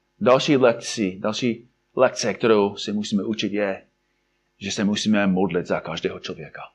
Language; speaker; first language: Czech; non-native, fluent; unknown